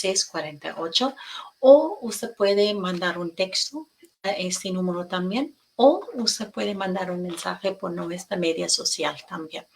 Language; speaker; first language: Spanish; non-native, fluent; English